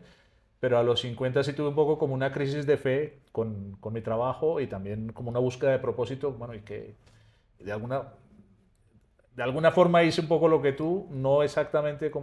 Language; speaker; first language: Spanish; native; Spanish